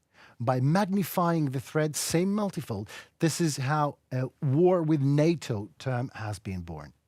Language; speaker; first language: English; non-native, fluent; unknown